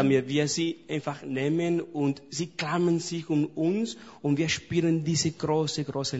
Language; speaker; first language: German; non-native, fluent; Spanish